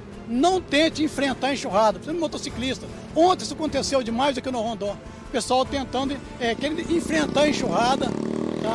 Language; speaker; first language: Portuguese; native; Portuguese